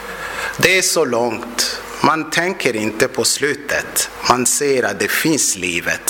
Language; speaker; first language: Swedish; non-native, fluent; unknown